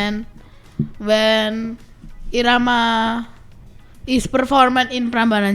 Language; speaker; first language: English; non-native, learner; Indonesian